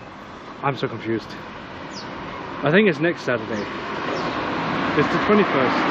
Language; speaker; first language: English; non-native, fluent; Danish